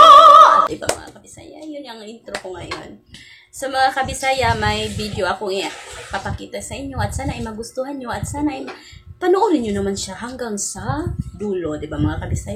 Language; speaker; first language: Filipino; non-native, local second language; Cebuano